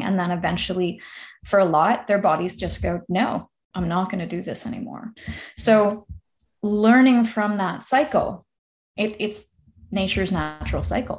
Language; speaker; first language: English; native; English